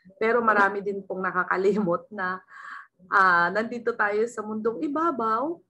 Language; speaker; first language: Filipino; native; Filipino